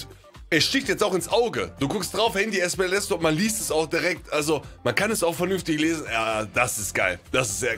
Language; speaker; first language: German; native; German